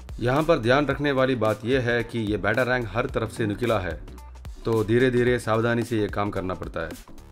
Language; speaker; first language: Hindi; non-native, local second language; Tamil